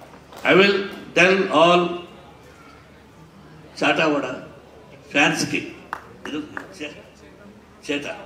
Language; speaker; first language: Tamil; non-native, learner; Telugu